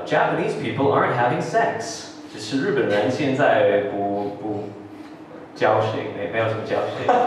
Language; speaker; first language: Chinese; early bilingual, heritage; English